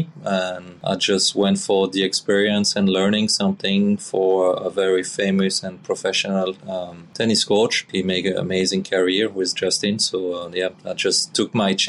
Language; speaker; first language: English; non-native, fluent; French